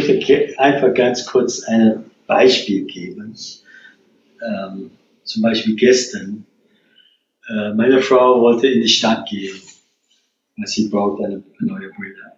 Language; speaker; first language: German; non-native, fluent; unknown